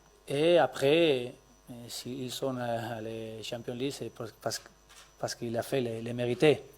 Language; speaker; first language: French; non-native, learner; Spanish